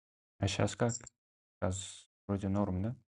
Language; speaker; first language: Russian; non-native, local second language; Uzbek